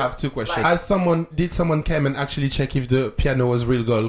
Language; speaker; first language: English; non-native, fluent; French